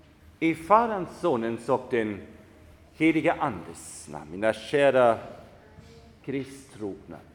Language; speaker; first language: Swedish; non-native, fluent; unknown